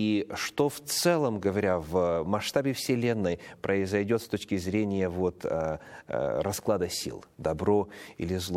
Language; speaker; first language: Russian; native; Russian